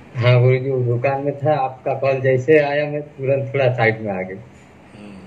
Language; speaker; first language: Hindi; non-native, local second language; Odia